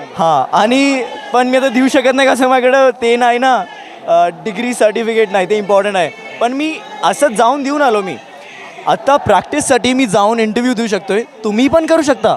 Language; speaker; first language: Marathi; non-native, local second language; Urdu